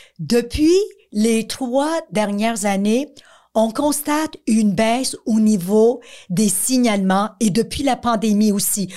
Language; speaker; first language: French; native; French